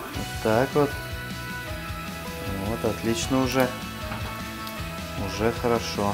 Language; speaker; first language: Russian; native; Russian